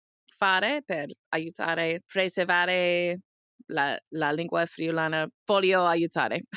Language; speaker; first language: Italian; non-native, learner; English